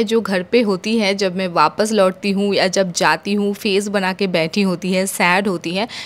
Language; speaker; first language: Hindi; non-native, local second language; Bangla